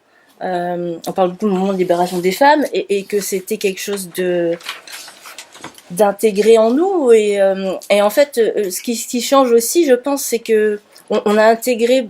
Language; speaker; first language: French; native; French